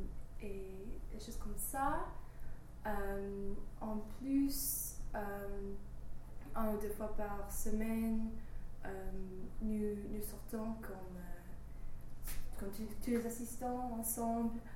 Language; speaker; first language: French; non-native, learner; English